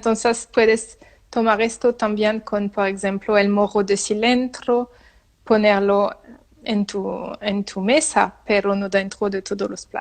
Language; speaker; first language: Spanish; non-native, learner; French